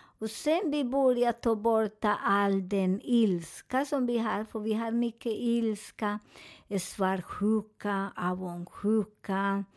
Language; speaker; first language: Swedish; non-native, fluent; Spanish